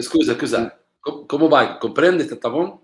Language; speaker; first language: Portuguese; non-native, learner; Spanish